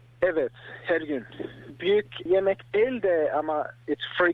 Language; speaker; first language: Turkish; early bilingual, heritage; Turkish